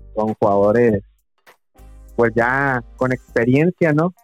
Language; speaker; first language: Spanish; native; Spanish